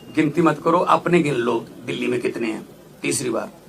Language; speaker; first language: Hindi; non-native, local second language; Punjabi